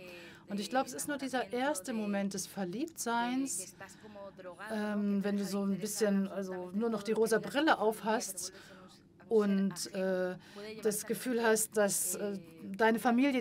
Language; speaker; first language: German; non-native, fluent; Spanish